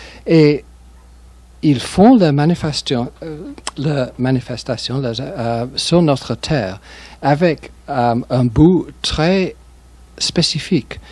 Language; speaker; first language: French; non-native, fluent; English